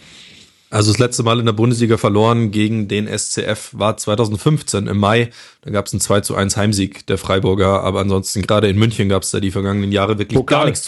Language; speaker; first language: German; native; German